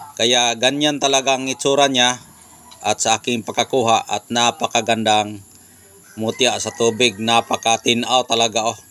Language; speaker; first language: Filipino; non-native, local second language; Cebuano